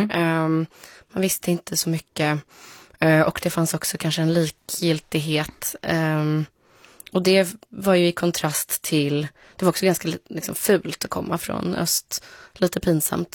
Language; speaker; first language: Swedish; early bilingual, other home language; Polish